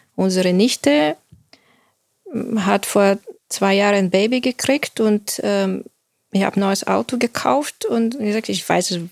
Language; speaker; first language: German; non-native, fluent; Bulgarian